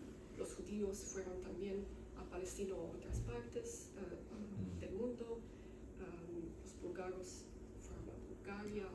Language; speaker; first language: Spanish; non-native, learner; Romanian